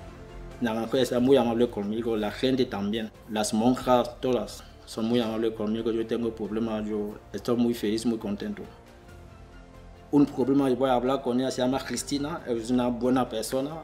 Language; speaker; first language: Spanish; non-native, learner; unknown